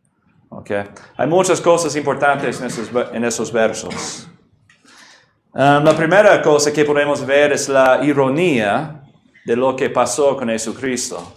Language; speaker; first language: Spanish; non-native, fluent; English